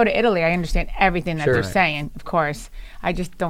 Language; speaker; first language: English; early bilingual, other home language; Italian